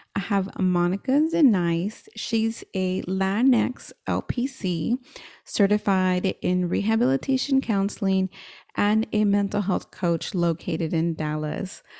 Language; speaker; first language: English; native; English